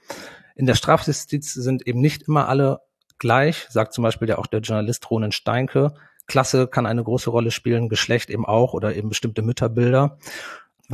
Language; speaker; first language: German; native; German